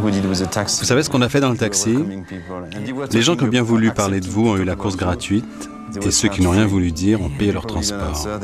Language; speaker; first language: French; native; French